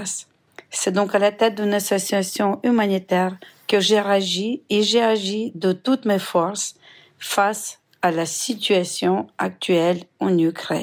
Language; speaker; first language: French; non-native, fluent; Ukrainian